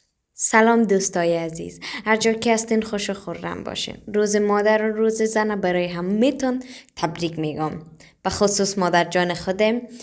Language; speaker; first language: Persian; early bilingual, heritage; Persian